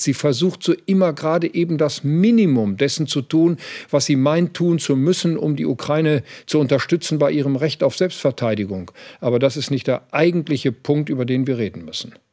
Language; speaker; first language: German; native; German